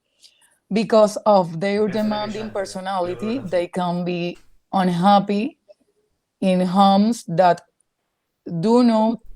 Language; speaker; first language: English; non-native, learner; Spanish